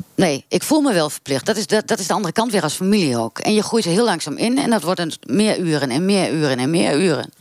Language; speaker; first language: Dutch; native; Dutch